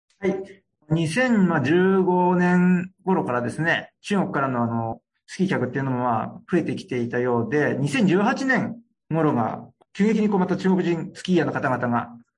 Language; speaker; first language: Japanese; native; Japanese